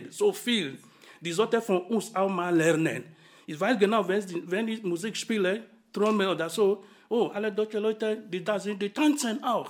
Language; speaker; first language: German; non-native, fluent; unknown